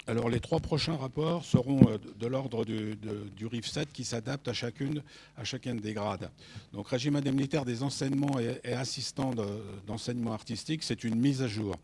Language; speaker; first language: French; native; French